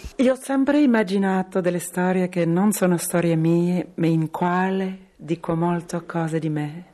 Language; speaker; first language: Italian; non-native, fluent; French